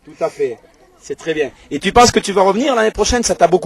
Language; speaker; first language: French; native; French